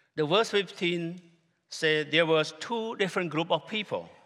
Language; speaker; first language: English; non-native, fluent; Khmer